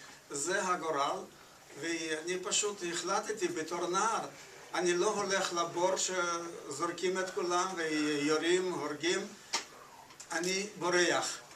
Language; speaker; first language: Hebrew; non-native, fluent; Yiddish